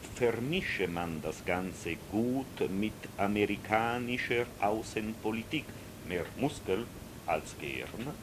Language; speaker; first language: German; non-native, local second language; Italian